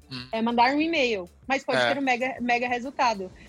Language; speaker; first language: Portuguese; non-native, fluent; English